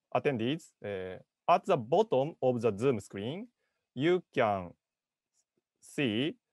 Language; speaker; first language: English; non-native, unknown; Japanese